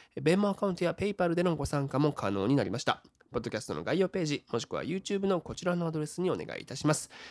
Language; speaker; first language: Japanese; native; Japanese